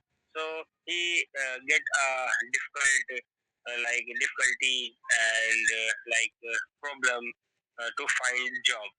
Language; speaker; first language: English; non-native, learner; Hindi